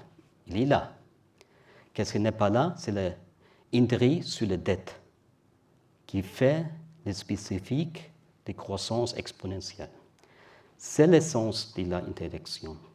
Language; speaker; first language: French; non-native, learner; German